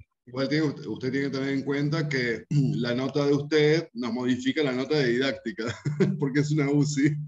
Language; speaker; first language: Spanish; native; Spanish